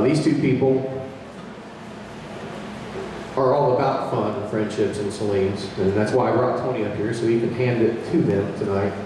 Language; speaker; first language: English; native; English